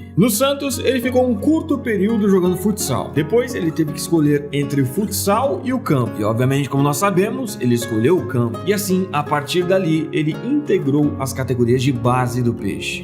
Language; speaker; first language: Portuguese; native; Portuguese